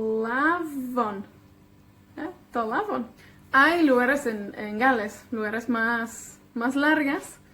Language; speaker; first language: Spanish; non-native, fluent; Welsh